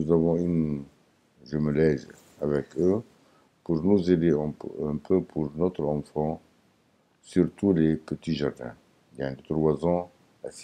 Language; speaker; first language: French; non-native, learner; Arabic